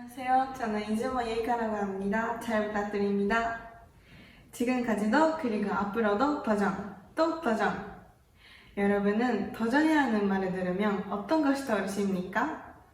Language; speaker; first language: Korean; non-native, fluent; Japanese